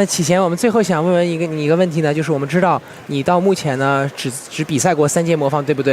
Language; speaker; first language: Chinese; native; Chinese